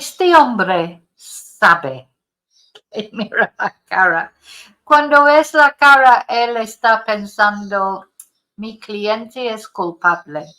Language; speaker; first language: Spanish; non-native, fluent; English